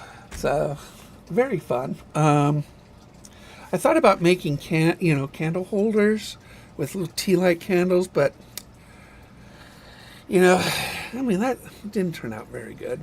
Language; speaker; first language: English; native; English